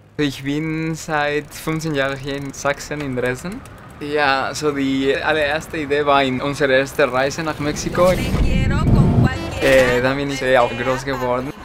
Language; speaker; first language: German; non-native, fluent; Spanish